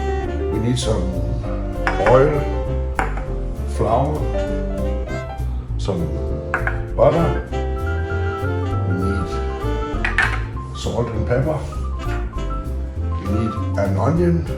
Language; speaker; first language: English; non-native, fluent; Danish